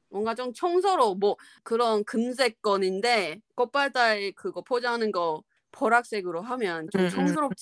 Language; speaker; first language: Korean; non-native, fluent; Chinese